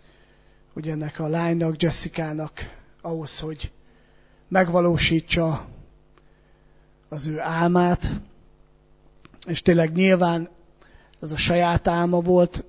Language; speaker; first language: Hungarian; native; Hungarian